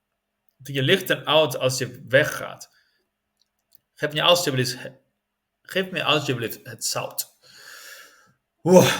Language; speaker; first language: Dutch; non-native, learner; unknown